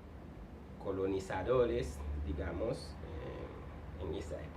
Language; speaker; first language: Spanish; non-native, fluent; Haitian Creole